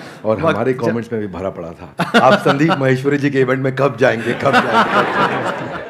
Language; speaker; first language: Hindi; native; Hindi